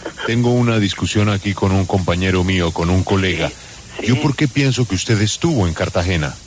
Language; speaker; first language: Spanish; native; Spanish